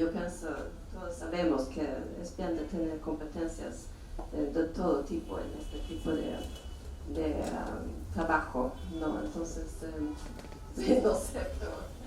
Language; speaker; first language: Spanish; non-native, fluent; Swedish